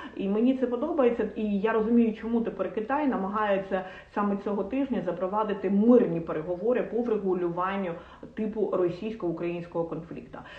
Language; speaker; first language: Ukrainian; non-native, local second language; Russian